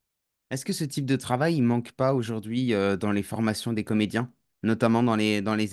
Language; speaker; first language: French; native; French